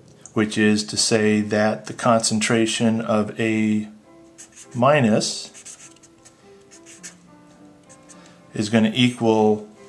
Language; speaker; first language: English; native; English